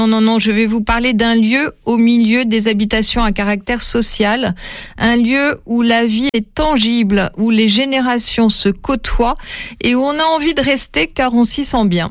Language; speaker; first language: French; native; French